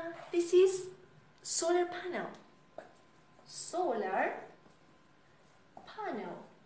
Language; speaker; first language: English; non-native, fluent; Spanish